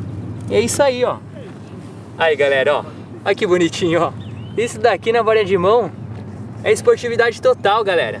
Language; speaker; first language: Portuguese; native; Portuguese